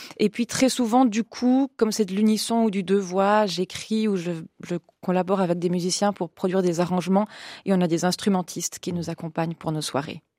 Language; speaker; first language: French; native; French